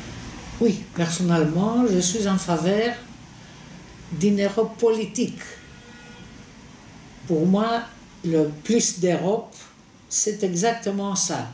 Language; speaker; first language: French; non-native, fluent; Greek